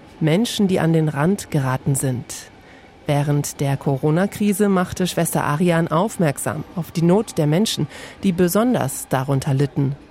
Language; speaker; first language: German; native; German